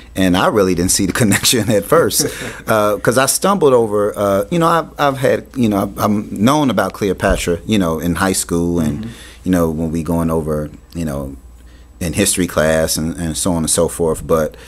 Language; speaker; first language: English; native; English